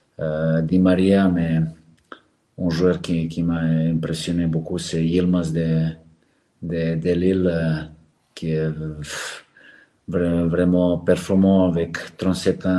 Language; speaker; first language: French; non-native, learner; Serbian